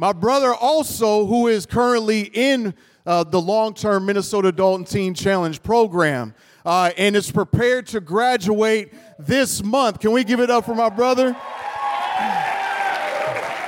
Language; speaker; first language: English; native; English